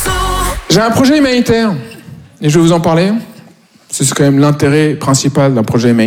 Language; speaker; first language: French; native; French